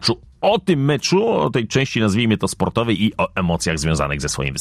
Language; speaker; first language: Polish; native; Polish